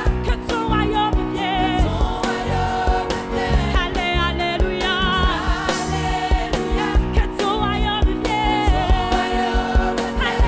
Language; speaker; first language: French; native; French